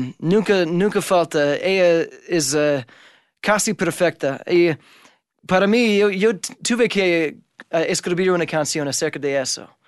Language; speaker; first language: Spanish; non-native, fluent; English